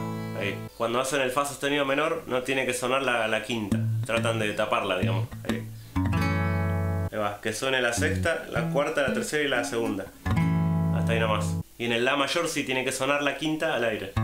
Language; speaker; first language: Spanish; native; Spanish